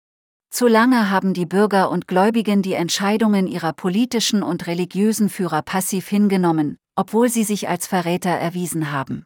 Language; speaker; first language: German; native; German